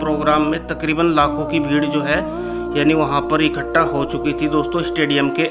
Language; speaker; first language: Hindi; native; Hindi